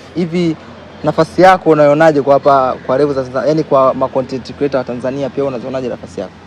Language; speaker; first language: Swahili; native; Swahili